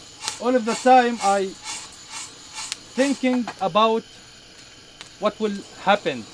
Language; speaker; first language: English; non-native, learner; Arabic